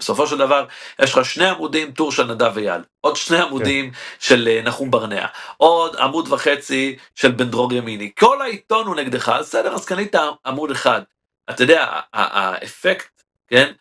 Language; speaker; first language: Hebrew; native; Hebrew